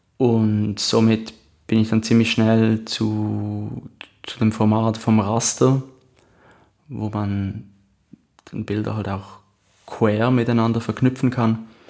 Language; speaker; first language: German; native; German